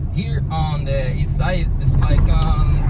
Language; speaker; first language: English; non-native, learner; Portuguese